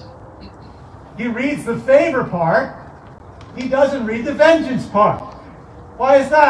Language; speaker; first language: English; native; English